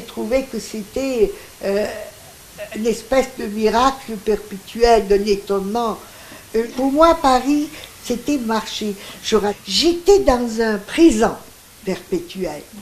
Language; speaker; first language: French; non-native, local second language; Greek